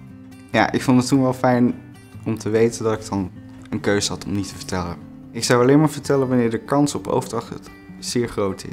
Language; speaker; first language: Dutch; native; Dutch